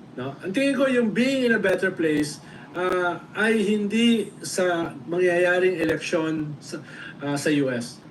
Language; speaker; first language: Filipino; native; Filipino